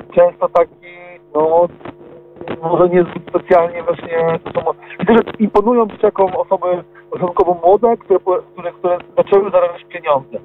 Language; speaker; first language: Polish; native; Polish